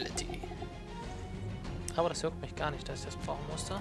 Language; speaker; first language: German; native; German